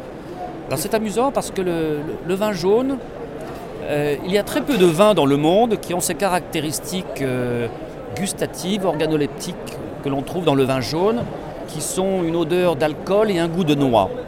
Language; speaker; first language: French; native; French